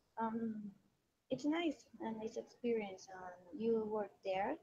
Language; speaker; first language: English; non-native, learner; Spanish